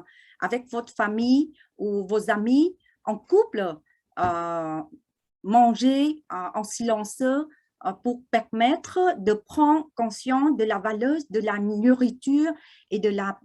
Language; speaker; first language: French; non-native, fluent; Vietnamese